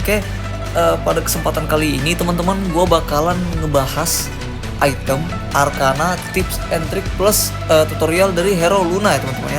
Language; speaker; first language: Indonesian; native; Indonesian